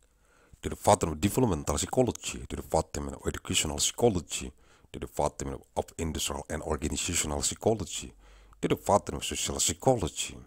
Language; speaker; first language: English; non-native, learner; Indonesian